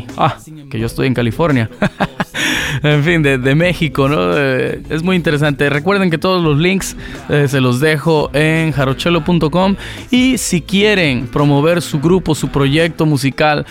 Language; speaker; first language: Spanish; native; Spanish